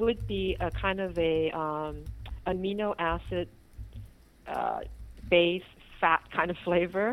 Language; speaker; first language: English; non-native, local second language; Cantonese